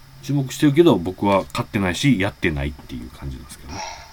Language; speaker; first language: Japanese; native; Japanese